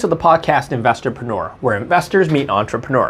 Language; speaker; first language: English; non-native, local second language; Cantonese